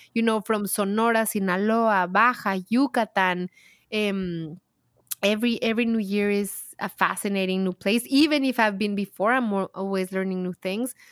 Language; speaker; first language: English; non-native, fluent; Spanish